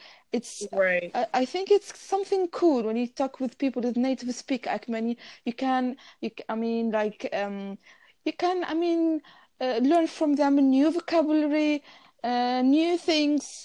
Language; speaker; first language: English; non-native, fluent; Arabic